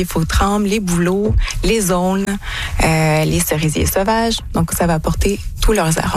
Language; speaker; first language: French; native; French